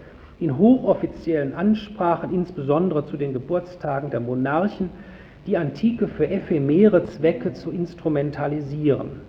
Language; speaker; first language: German; native; German